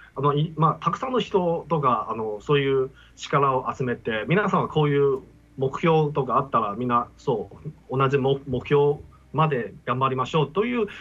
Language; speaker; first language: Japanese; non-native, fluent; Chinese